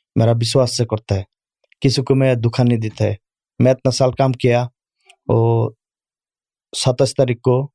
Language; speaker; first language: Urdu; non-native, learner; Bangla